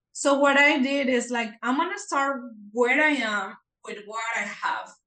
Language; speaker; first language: English; non-native, fluent; Spanish